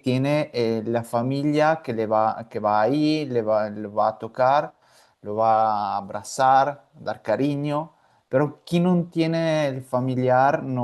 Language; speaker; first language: Spanish; non-native, fluent; Italian